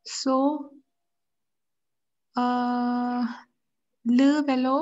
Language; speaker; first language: French; non-native, learner; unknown